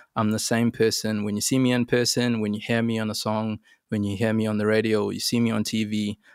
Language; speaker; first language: English; native; English